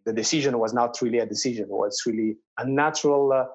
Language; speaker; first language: English; non-native, fluent; Italian